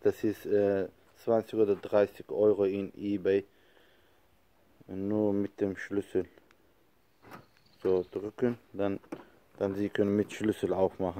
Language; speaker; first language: German; non-native, learner; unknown